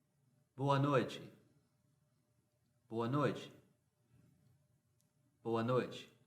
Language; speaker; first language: Portuguese; non-native, fluent; English